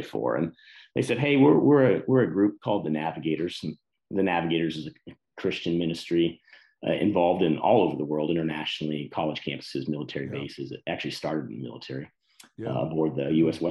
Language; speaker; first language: English; native; English